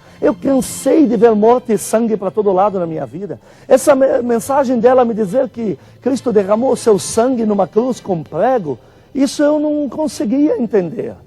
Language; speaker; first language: Portuguese; non-native, fluent; Arabic